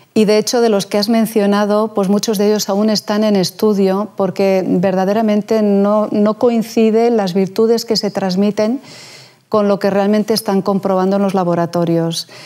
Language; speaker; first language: Spanish; native; Spanish